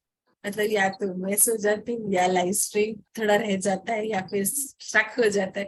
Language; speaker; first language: Hindi; native; Hindi